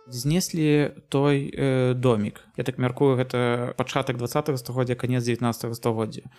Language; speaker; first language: Belarusian; non-native, local second language; Russian